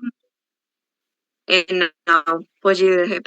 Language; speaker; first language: Spanish; non-native, learner; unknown